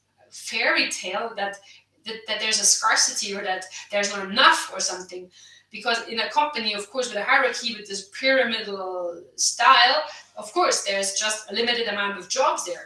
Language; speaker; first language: English; non-native, fluent; German